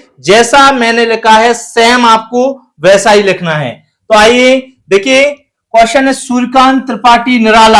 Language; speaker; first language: Hindi; native; Hindi